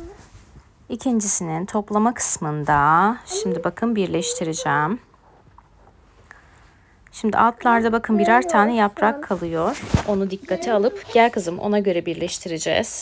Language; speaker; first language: Turkish; native; Turkish